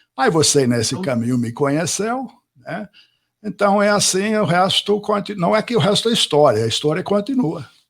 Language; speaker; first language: Portuguese; non-native, fluent; English